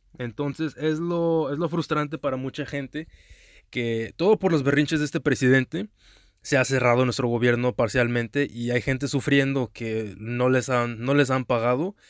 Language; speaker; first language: Spanish; early bilingual, heritage; Spanish